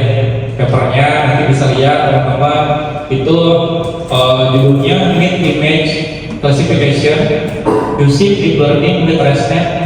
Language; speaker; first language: Indonesian; native; Indonesian